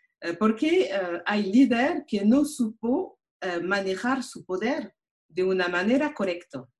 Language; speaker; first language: Spanish; non-native, learner; French